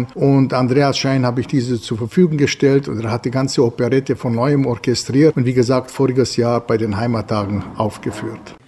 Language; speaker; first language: German; native; German